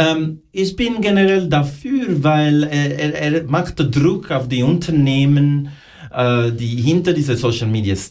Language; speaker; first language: German; non-native, learner; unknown